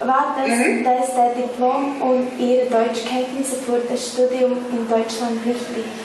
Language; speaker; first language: German; non-native, learner; Latvian